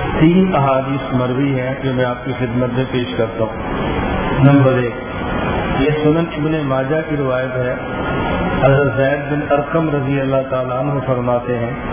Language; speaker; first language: Urdu; native; Urdu